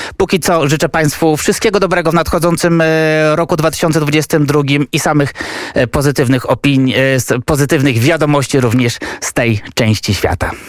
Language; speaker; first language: Polish; native; Polish